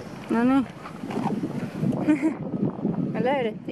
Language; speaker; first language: Finnish; native; Finnish